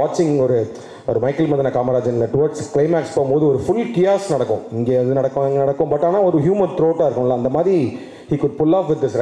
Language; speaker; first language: Tamil; native; Tamil